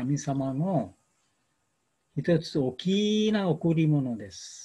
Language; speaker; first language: Japanese; non-native, learner; Bangla